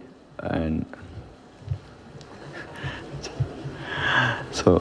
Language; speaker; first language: Tamil; non-native, learner; Kannada